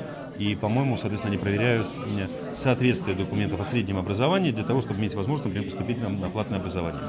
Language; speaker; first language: Russian; native; Russian